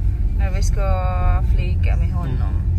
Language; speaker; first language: Swedish; non-native, learner; Filipino